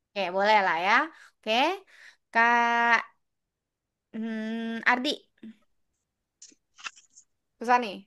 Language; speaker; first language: Indonesian; native; Indonesian